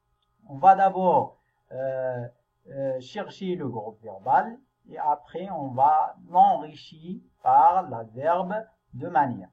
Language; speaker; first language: French; non-native, local second language; Arabic